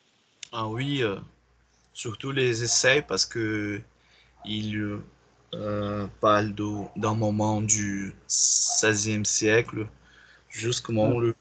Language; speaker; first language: French; non-native, learner; Portuguese